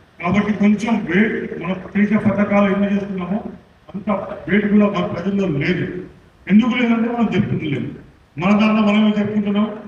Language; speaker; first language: Telugu; non-native, local second language; Urdu